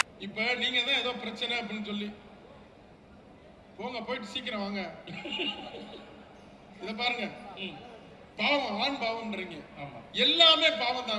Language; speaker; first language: Tamil; native; Tamil